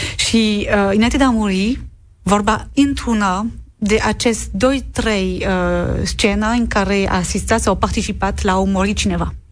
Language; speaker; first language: Romanian; non-native, learner; French